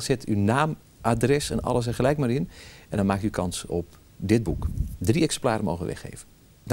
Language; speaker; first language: Dutch; native; Dutch